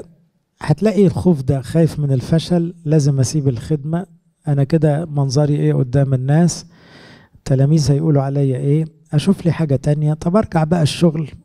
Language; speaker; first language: Arabic; native; Arabic